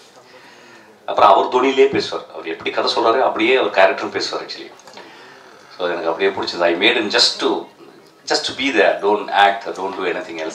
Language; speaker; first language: Tamil; native; Tamil